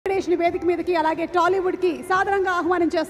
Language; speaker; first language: Telugu; native; Telugu